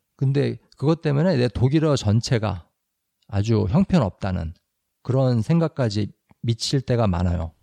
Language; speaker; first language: Korean; native; Korean